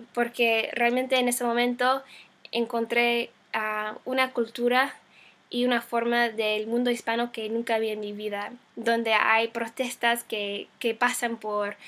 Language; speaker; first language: Spanish; non-native, fluent; English